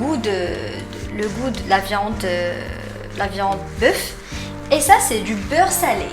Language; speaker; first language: French; non-native, local second language; Arabic